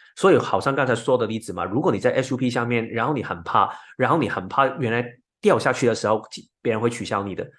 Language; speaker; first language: Chinese; non-native, local second language; Cantonese